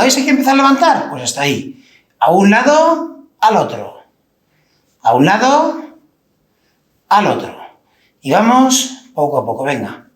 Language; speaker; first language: Spanish; native; Spanish